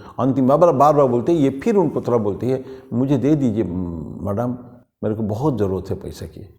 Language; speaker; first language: Hindi; non-native, local second language; Odia